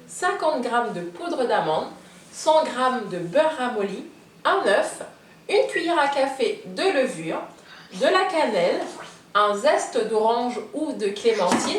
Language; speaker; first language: French; native; French